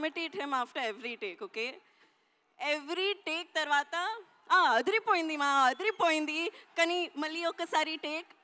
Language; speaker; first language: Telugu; non-native, learner; Hindi